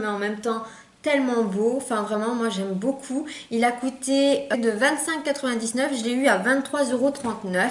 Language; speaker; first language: French; native; French